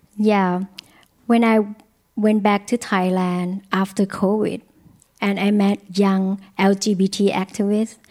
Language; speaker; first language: English; non-native, learner; Thai